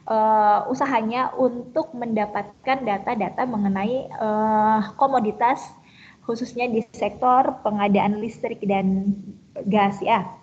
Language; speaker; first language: Indonesian; native; Indonesian